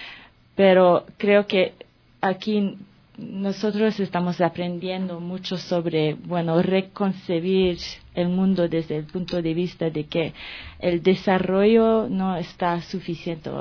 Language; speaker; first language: Spanish; non-native, fluent; French